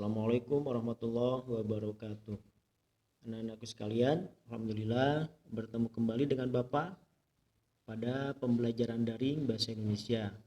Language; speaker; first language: Indonesian; native; Indonesian